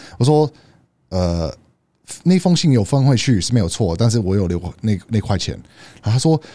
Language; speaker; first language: Chinese; non-native, fluent; English